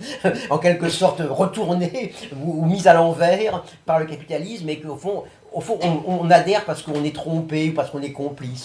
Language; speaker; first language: French; native; French